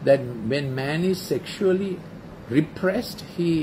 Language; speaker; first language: English; non-native, local second language; Sinhala